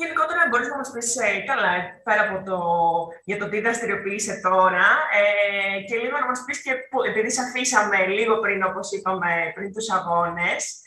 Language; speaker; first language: Greek; native; Greek